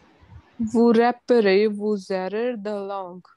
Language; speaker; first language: French; non-native, learner; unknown